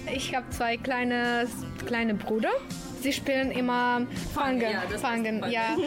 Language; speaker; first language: German; non-native, learner; Ukrainian